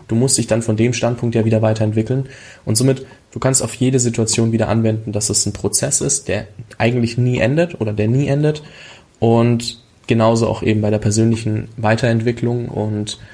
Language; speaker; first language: German; native; German